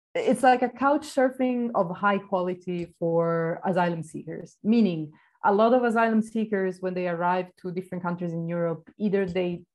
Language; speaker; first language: English; non-native, fluent; Italian